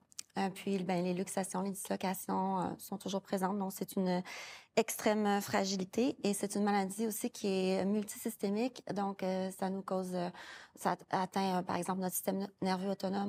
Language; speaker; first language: French; native; French